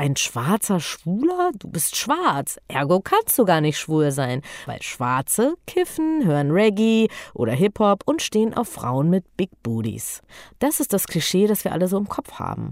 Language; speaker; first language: German; native; German